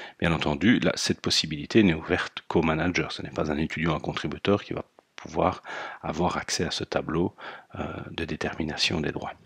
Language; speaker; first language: French; native; French